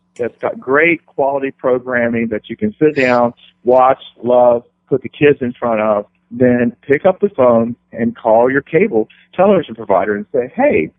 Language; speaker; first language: English; native; English